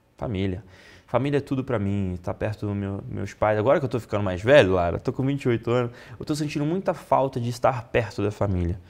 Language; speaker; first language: Portuguese; non-native, fluent; Italian